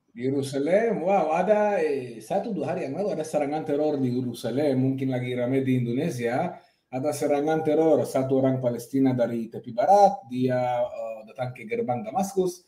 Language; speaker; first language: Indonesian; non-native, fluent; Hebrew